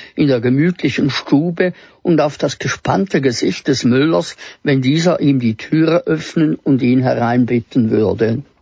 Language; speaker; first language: German; native; German